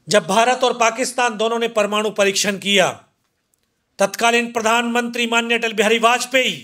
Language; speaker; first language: Hindi; native; Hindi